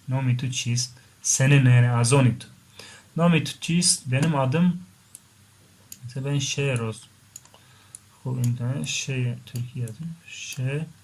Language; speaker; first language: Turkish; non-native, fluent; Tajik